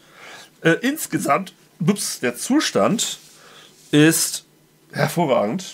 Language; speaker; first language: German; native; German